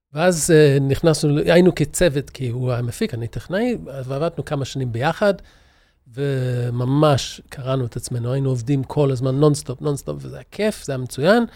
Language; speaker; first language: Hebrew; early bilingual, other home language; English